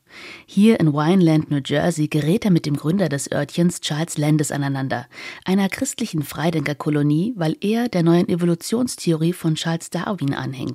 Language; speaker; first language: German; native; German